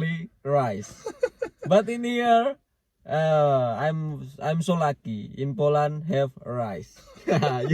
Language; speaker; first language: English; non-native, learner; Indonesian